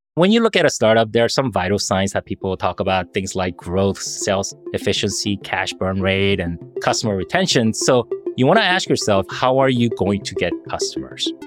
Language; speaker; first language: English; early bilingual, other home language; Korean